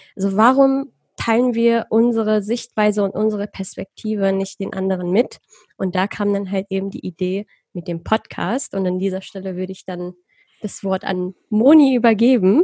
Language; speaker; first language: German; early bilingual, other home language; Persian